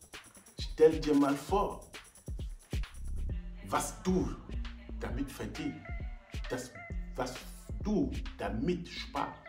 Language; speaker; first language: German; non-native, fluent; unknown